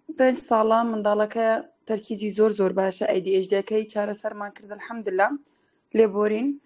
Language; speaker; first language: Central Kurdish; non-native, local second language; Kurdish